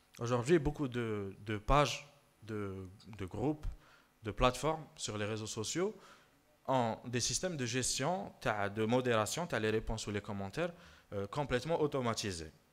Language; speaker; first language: French; non-native, local second language; Arabic